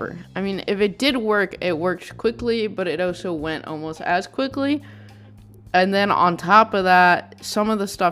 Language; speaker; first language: English; native; English